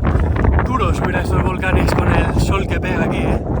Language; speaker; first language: Spanish; native; Spanish